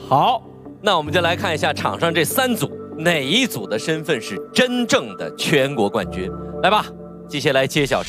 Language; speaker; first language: Chinese; native; Chinese